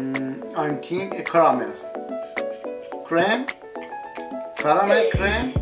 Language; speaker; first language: English; non-native, learner; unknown